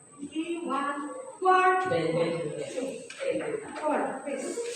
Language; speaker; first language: English; non-native, learner; Indonesian